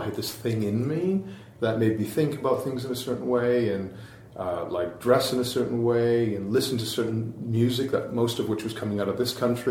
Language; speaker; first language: English; native; English